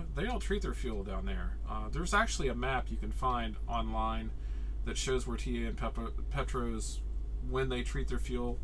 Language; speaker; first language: English; native; English